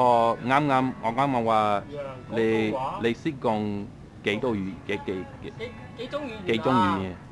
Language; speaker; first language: Chinese; non-native, fluent; English